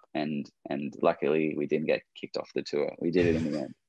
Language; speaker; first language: English; native; English